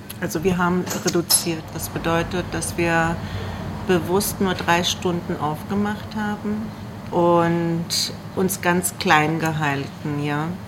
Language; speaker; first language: German; early bilingual, other home language; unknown